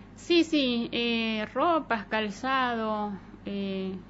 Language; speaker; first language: Spanish; native; Spanish